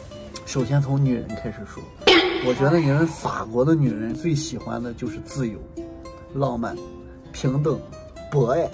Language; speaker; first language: Chinese; native; Chinese